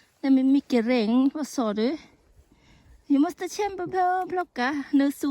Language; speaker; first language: Swedish; non-native, learner; Thai